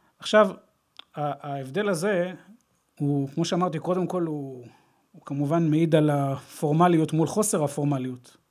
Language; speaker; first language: Hebrew; native; Hebrew